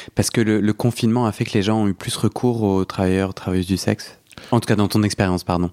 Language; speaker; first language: French; native; French